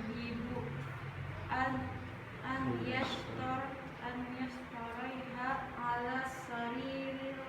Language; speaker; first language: Arabic; non-native, learner; Indonesian